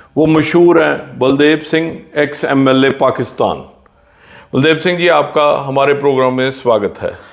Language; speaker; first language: Hindi; non-native, local second language; Punjabi